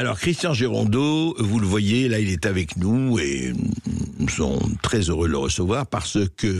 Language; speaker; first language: French; native; French